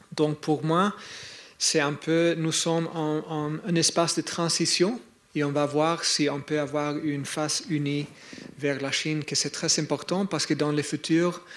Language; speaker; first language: French; non-native, fluent; English